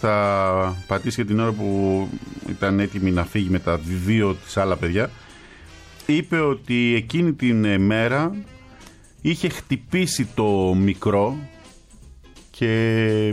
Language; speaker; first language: Greek; native; Greek